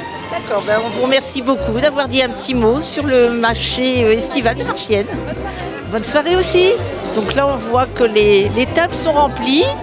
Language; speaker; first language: French; native; French